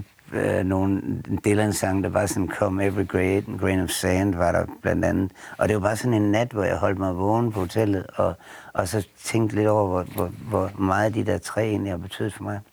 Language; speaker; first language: Danish; native; Danish